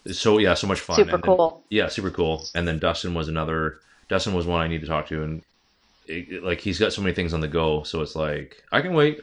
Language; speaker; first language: English; native; English